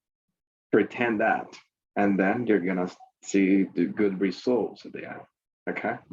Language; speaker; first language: English; non-native, fluent; Spanish